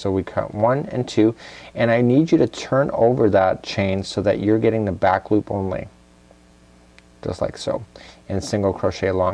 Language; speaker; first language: English; native; English